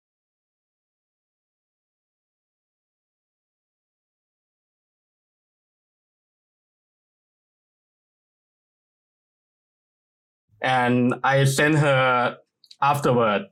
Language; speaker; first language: English; non-native, fluent; Thai